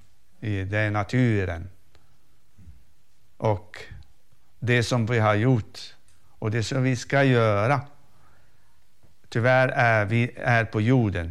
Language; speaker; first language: Swedish; non-native, fluent; Arabic